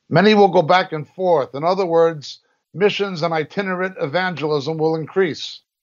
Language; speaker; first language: English; native; English